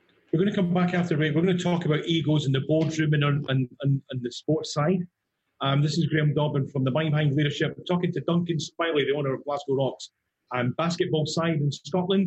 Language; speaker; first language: English; native; English